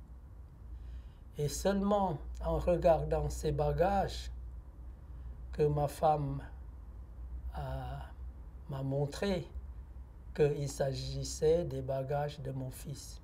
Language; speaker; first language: French; non-native, fluent; Lao